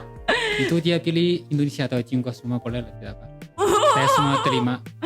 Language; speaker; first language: Indonesian; non-native, learner; Chinese